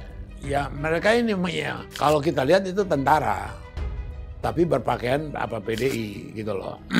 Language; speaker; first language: Indonesian; native; Indonesian